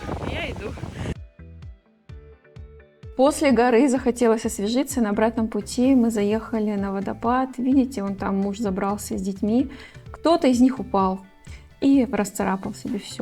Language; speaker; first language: Russian; native; Russian